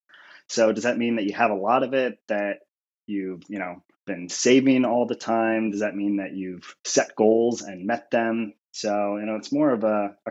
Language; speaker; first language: English; native; English